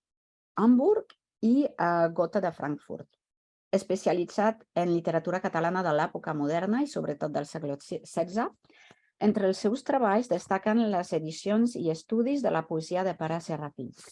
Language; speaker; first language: Catalan; non-native, fluent; French